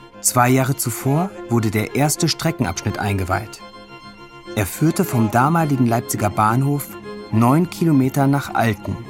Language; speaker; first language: German; native; German